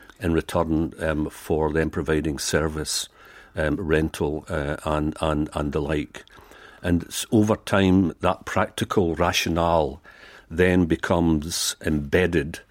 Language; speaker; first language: English; native; English